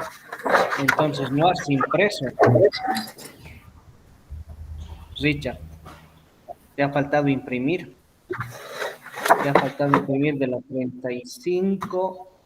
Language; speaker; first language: Spanish; native; Spanish